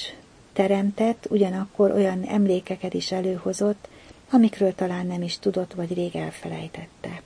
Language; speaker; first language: Hungarian; native; Hungarian